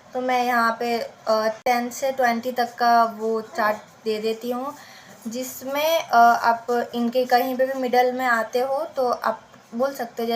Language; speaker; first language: Hindi; native; Hindi